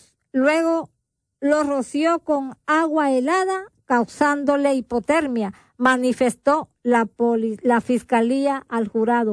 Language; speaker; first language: Spanish; native; Spanish